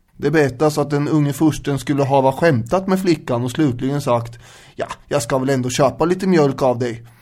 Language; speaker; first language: Swedish; native; Swedish